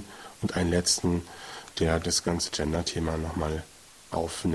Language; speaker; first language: German; native; German